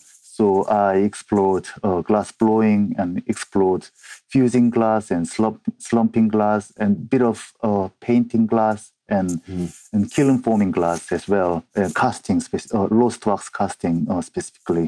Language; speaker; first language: English; non-native, fluent; Korean